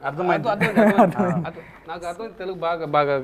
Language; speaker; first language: Telugu; non-native, local second language; Tamil